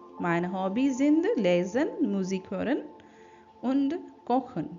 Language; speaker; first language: German; non-native, fluent; Hindi